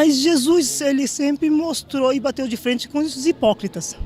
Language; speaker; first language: Portuguese; native; Portuguese